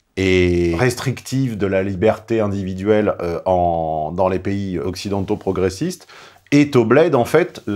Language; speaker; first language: French; native; French